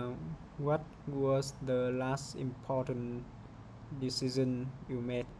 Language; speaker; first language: English; non-native, learner; Vietnamese